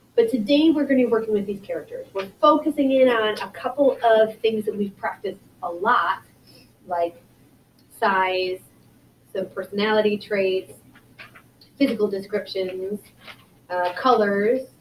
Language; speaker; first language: English; native; English